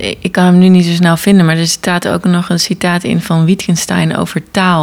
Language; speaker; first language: Dutch; native; Dutch